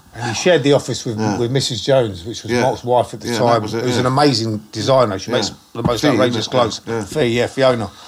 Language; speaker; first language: English; native; English